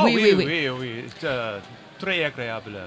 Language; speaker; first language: French; non-native, learner; English